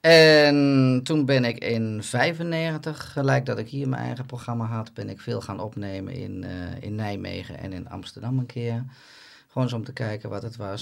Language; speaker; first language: Dutch; native; Dutch